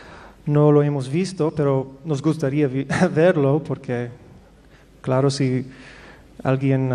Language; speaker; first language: Spanish; non-native, fluent; English